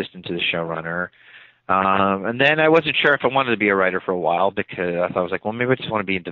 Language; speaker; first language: English; native; English